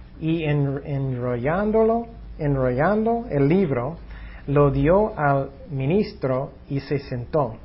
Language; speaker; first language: Spanish; non-native, fluent; English